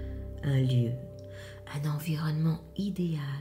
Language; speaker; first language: French; native; French